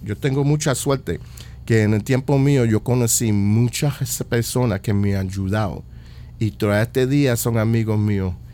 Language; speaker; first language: Spanish; early bilingual, heritage; Spanish